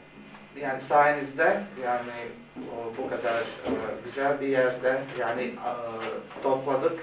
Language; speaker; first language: Turkish; non-native, fluent; Bosnian